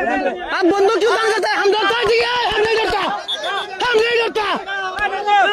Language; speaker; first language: Hindi; non-native, learner; Bangla